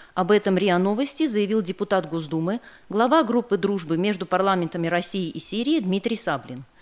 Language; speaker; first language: Russian; non-native, local second language; Armenian